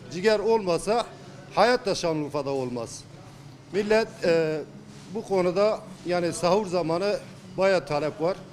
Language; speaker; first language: Turkish; native; Turkish